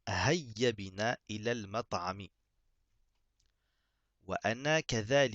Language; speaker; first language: Arabic; non-native, fluent; French